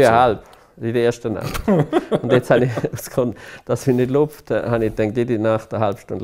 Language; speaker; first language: German; native; German